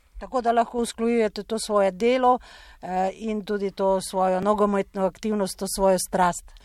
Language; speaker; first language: Slovenian; native; Slovenian